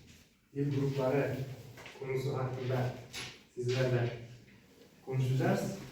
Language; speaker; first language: Turkish; non-native, learner; Uzbek